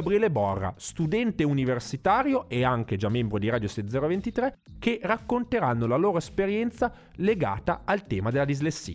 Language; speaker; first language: Italian; native; Italian